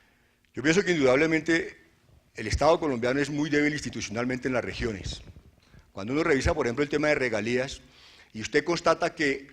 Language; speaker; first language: Spanish; native; Spanish